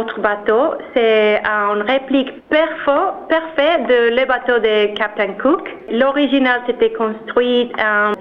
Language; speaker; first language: French; non-native, learner; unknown